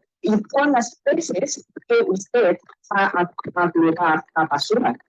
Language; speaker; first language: Spanish; non-native, learner; Chinese